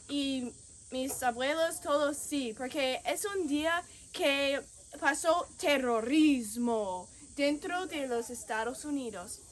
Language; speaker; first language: Spanish; non-native, fluent; English